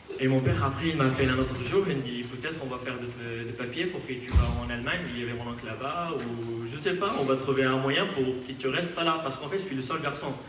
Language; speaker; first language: French; non-native, fluent; Aramaic